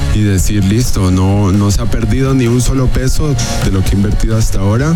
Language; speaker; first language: Spanish; native; Spanish